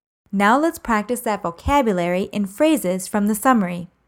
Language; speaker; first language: English; native; English